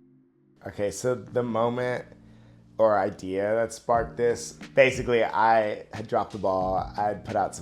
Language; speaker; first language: English; native; English